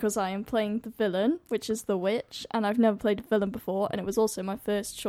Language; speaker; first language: English; native; English